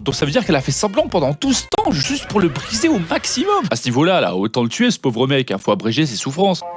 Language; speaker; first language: French; native; French